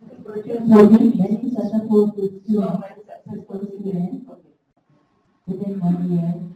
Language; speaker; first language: English; non-native, learner; Indonesian